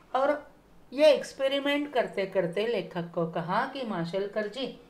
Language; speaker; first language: Hindi; non-native, local second language; Marathi